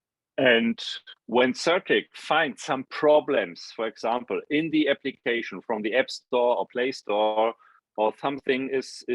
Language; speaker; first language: English; non-native, fluent; German